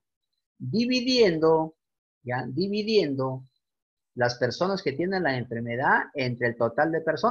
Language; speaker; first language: Spanish; native; Spanish